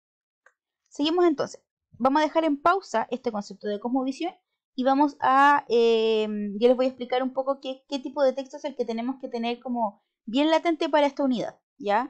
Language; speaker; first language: Spanish; native; Spanish